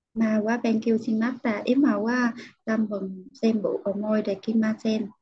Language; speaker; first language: Japanese; non-native, learner; Vietnamese